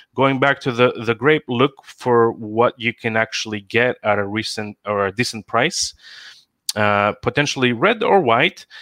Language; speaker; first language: English; non-native, fluent; Greek